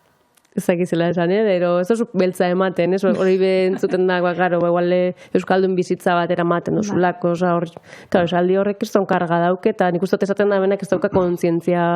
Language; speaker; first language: Basque; native; Basque